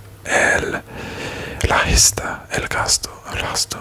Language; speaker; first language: Spanish; non-native, learner; English